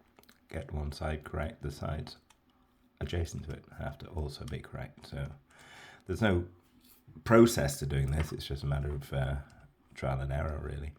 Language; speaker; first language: English; native; English